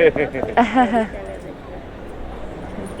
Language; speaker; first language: Spanish; native; Spanish